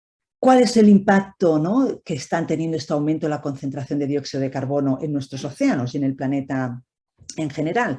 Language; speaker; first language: Spanish; native; Spanish